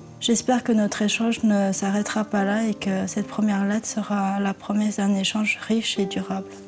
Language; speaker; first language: French; early bilingual, other home language; Korean